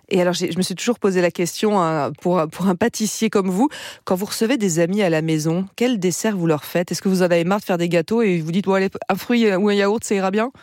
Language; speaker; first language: French; native; French